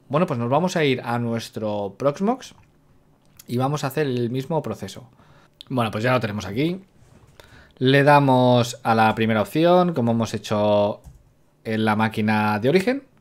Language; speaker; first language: Spanish; native; Spanish